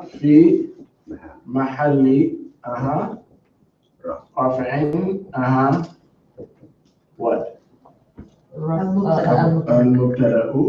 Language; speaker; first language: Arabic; non-native, fluent; English